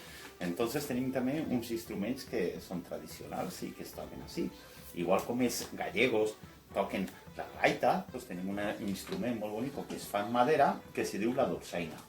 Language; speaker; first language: Catalan; native; Catalan